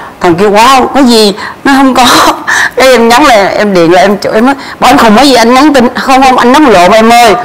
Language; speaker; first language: Vietnamese; native; Vietnamese